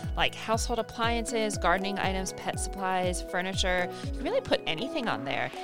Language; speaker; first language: English; native; English